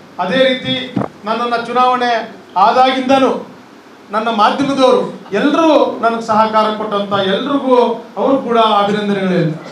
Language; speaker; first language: Kannada; native; Kannada